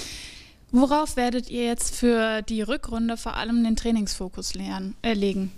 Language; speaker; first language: German; native; German